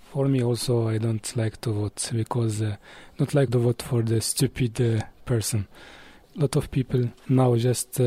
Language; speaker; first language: English; non-native, learner; Arabic